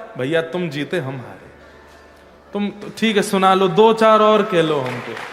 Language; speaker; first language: Hindi; native; Hindi